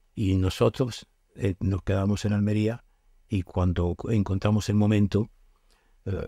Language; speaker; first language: Spanish; native; Spanish